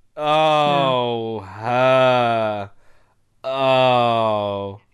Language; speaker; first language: English; native; English